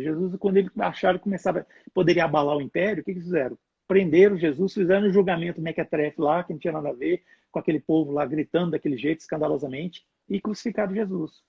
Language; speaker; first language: Portuguese; native; Portuguese